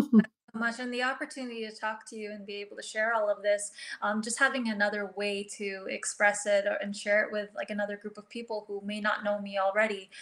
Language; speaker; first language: English; early bilingual, other home language; Filipino